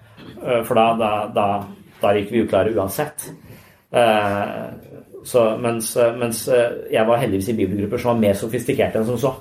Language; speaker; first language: Norwegian; native; Norwegian